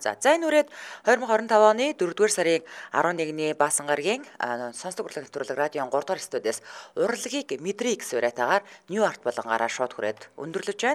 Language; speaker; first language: Mongolian; native; Mongolian